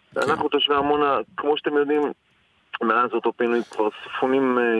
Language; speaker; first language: Hebrew; native; Hebrew